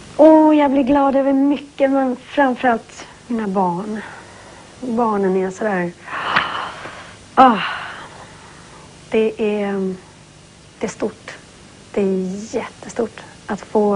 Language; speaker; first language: Swedish; native; Swedish